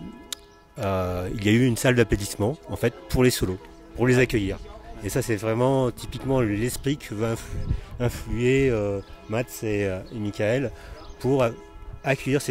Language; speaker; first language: French; native; French